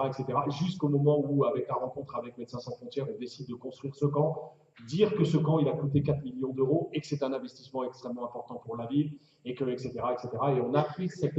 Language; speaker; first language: French; native; French